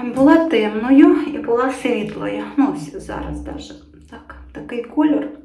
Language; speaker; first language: Ukrainian; non-native, local second language; Russian